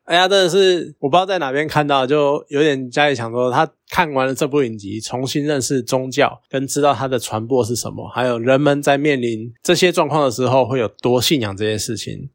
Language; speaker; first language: Chinese; native; Chinese